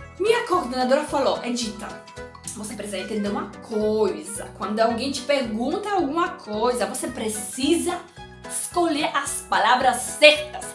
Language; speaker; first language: Portuguese; non-native, fluent; Polish